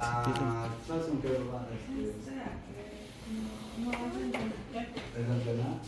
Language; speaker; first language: Spanish; native; Spanish